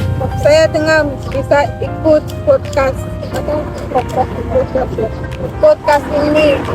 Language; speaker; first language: Indonesian; non-native, learner; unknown